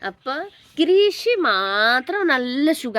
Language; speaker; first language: Malayalam; non-native, learner; Hindi